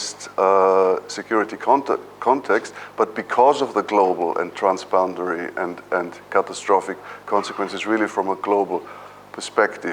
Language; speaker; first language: English; non-native, fluent; German